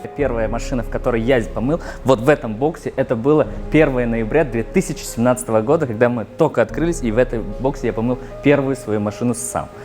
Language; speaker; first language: Russian; non-native, local second language; Tajik